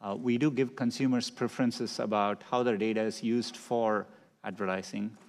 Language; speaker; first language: English; non-native, local second language; Tamil